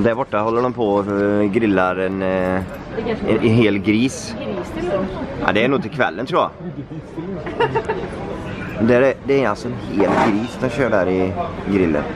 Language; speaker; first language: Swedish; native; Swedish